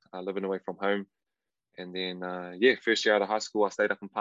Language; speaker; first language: English; native; English